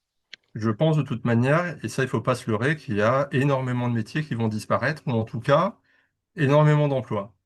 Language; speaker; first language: French; native; French